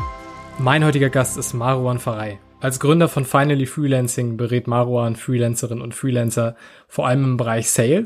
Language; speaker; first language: German; native; German